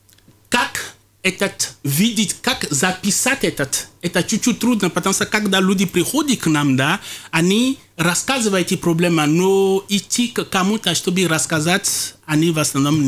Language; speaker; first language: Russian; non-native, fluent; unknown